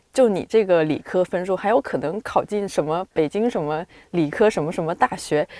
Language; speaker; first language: Chinese; native; Chinese